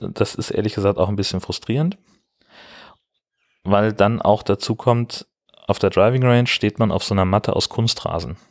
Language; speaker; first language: German; native; German